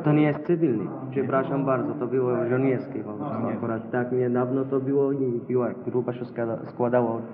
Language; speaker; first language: Polish; non-native, learner; Arabic